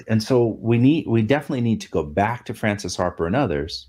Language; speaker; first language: English; native; English